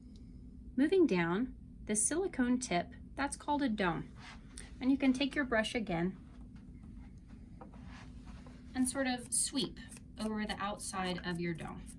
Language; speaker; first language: English; native; English